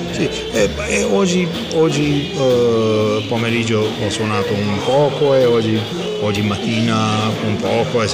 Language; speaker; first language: Italian; non-native, learner; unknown